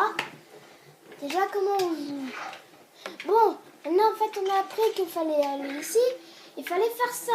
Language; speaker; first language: French; native; French